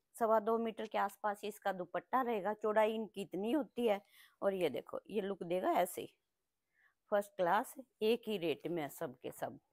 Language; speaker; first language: Hindi; native; Hindi